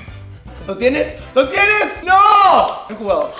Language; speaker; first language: Spanish; native; Spanish